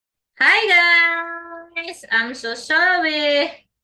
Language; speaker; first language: English; non-native, learner; Indonesian